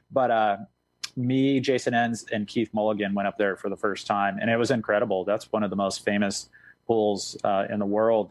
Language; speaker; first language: English; native; English